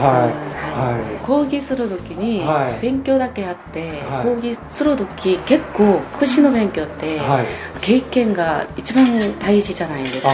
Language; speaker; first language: Japanese; non-native, fluent; Korean